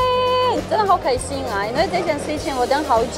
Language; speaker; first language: Chinese; non-native, fluent; Russian